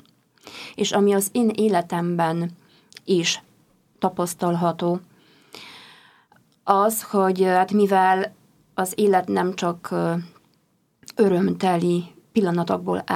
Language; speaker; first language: Hungarian; non-native, fluent; Polish